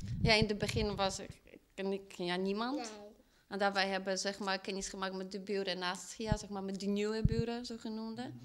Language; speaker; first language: Dutch; non-native, fluent; Polish